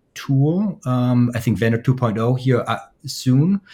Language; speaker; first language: English; non-native, fluent; German